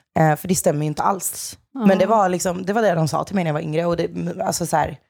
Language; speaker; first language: Swedish; native; Swedish